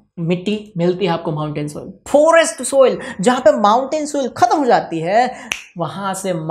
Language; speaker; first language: Hindi; non-native, local second language; Gujarati